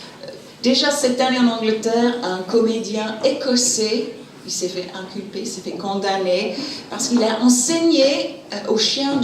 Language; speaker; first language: French; non-native, fluent; English